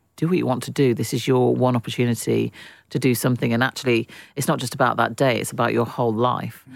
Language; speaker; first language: English; native; English